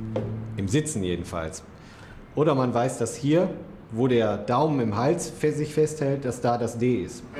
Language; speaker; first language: German; native; German